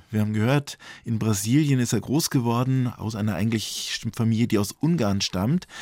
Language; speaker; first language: German; native; German